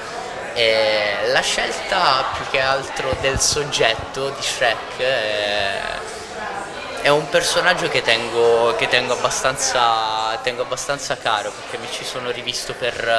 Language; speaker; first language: Italian; native; Italian